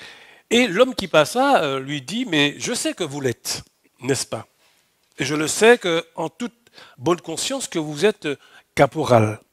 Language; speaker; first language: French; native; French